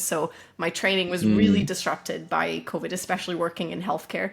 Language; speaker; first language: English; native; English